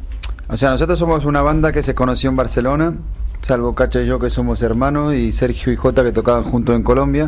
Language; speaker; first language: Spanish; native; Spanish